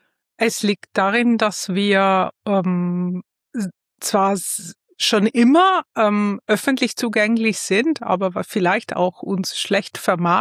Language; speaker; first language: German; non-native, fluent; Italian